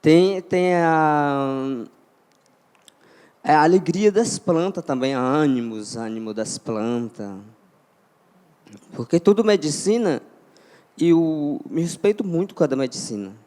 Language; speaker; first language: Portuguese; non-native, local second language; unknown